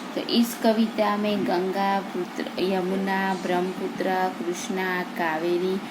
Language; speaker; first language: Hindi; non-native, local second language; Gujarati